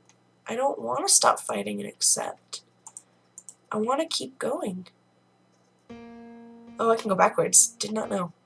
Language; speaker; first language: English; native; English